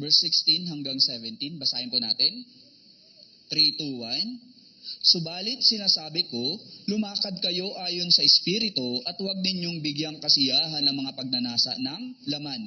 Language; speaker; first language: Filipino; native; Filipino